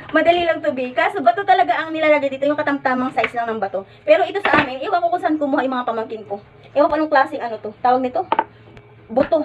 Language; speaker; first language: Filipino; native; Filipino